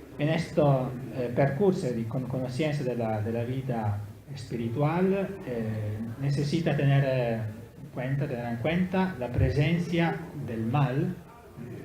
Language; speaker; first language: Spanish; non-native, fluent; Italian